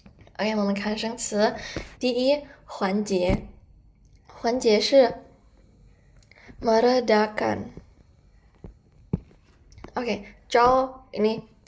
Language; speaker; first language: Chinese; non-native, fluent; Indonesian